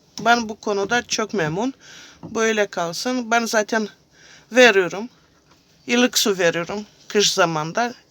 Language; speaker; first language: Turkish; non-native, fluent; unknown